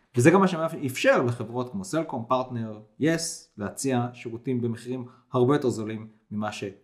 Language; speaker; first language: Hebrew; native; Hebrew